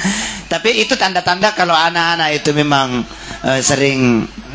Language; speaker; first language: Indonesian; native; Indonesian